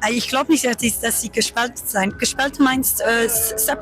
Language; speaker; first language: German; non-native, learner; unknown